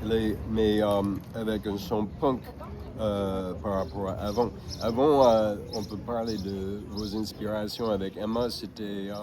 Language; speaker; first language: French; non-native, fluent; English